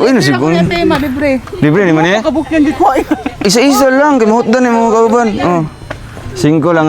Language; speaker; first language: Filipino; non-native, local second language; Cebuano